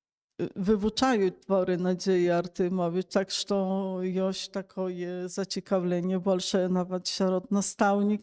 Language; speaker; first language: Polish; non-native, local second language; Belarusian